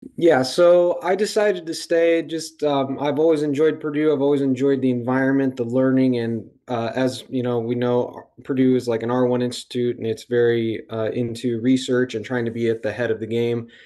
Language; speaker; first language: English; native; English